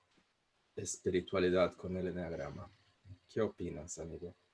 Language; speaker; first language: Spanish; non-native, fluent; Portuguese